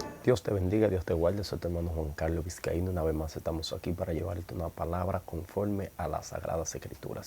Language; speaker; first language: Spanish; native; Spanish